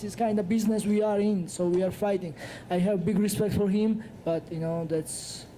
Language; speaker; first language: English; non-native, learner; Georgian